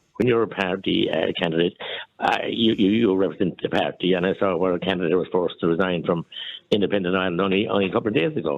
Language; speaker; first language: English; native; English